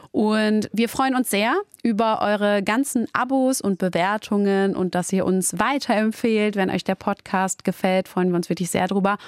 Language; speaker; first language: German; native; German